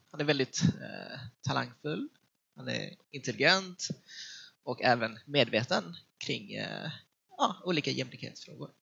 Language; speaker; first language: Swedish; early bilingual, other home language; Vietnamese